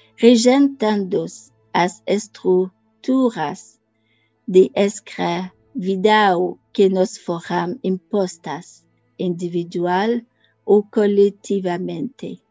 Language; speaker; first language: Portuguese; non-native, learner; French